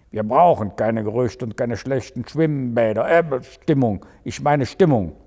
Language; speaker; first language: German; native; German